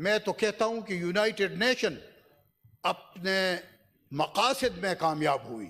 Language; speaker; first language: Urdu; non-native, local second language; Pashto